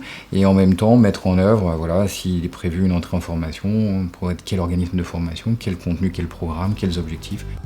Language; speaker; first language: French; native; French